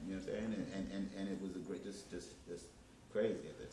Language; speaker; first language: English; native; English